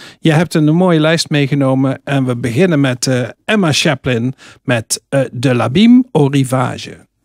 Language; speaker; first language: Dutch; native; Dutch